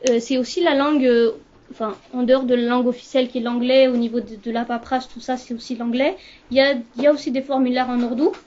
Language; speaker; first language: French; early bilingual, other home language; Punjabi